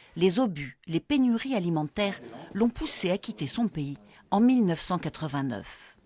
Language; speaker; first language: French; native; French